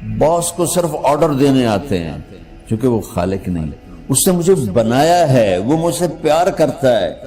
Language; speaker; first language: Urdu; non-native, local second language; Punjabi